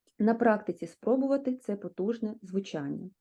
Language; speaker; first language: Ukrainian; native; Ukrainian